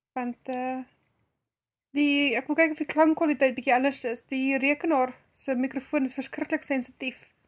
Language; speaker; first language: Afrikaans; native; Afrikaans